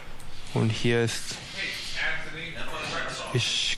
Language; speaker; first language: German; non-native, learner; English